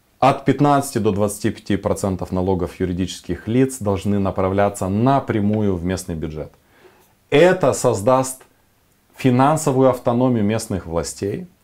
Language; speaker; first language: Russian; non-native, local second language; Romanian